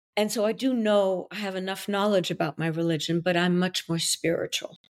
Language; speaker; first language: English; non-native, fluent; French